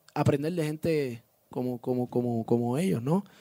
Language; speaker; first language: Spanish; native; Spanish